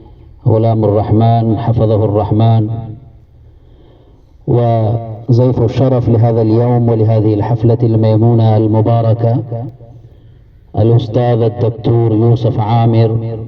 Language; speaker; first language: Arabic; non-native, fluent; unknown